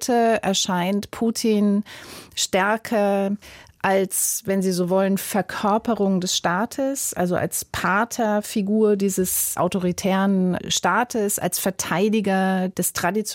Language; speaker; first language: German; native; German